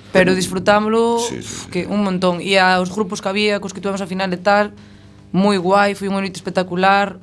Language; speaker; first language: Galician; native; Galician